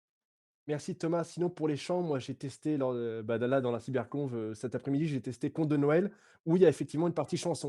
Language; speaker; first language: French; native; French